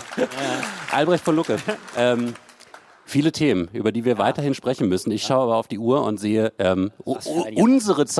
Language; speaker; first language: German; native; German